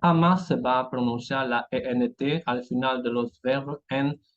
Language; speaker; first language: Spanish; non-native, fluent; French